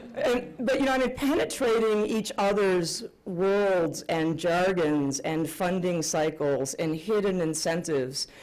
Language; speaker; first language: English; native; English